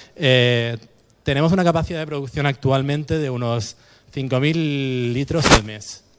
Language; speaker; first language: Spanish; native; Spanish